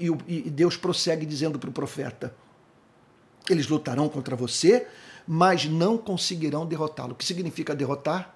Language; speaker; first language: Portuguese; native; Portuguese